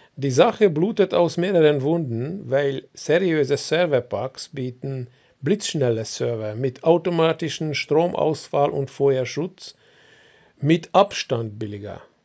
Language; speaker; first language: German; non-native, fluent; Hungarian